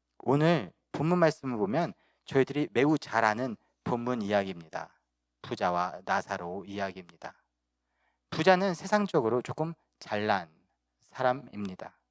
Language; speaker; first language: Korean; early bilingual, heritage; Korean